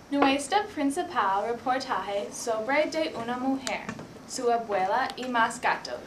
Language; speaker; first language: Spanish; non-native, learner; English